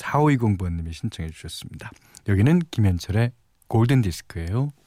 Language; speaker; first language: Korean; native; Korean